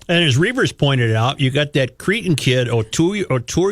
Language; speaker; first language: English; native; English